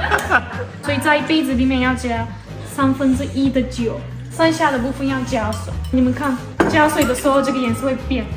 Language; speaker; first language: Chinese; non-native, fluent; Turkish